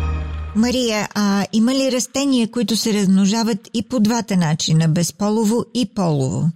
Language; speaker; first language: Bulgarian; native; Bulgarian